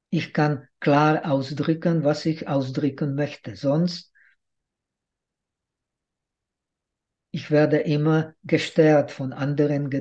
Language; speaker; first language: German; non-native, fluent; Czech